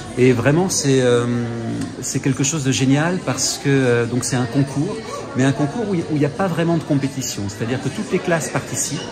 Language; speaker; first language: French; native; French